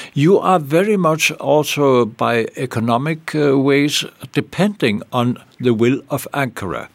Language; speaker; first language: English; non-native, fluent; Danish